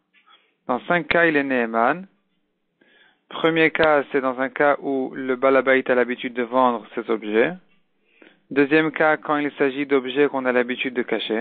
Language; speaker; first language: French; native; French